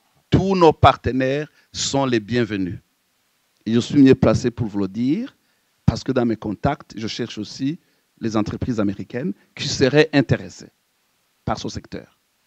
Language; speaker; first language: French; non-native, local second language; Rundi